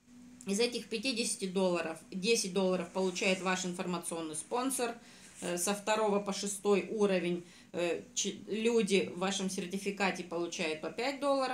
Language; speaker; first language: Russian; native; Russian